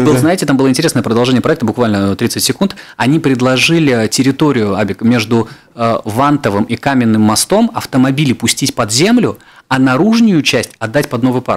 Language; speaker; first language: Russian; native; Russian